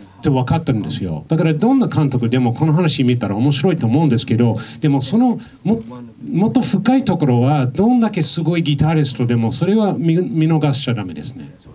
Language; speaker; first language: Japanese; non-native, fluent; English